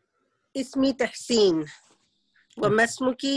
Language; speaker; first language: Arabic; non-native, learner; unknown